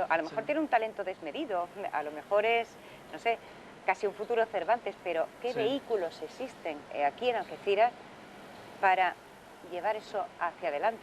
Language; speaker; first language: Spanish; native; Spanish